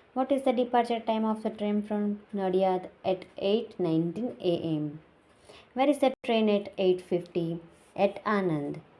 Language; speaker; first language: English; non-native, local second language; Gujarati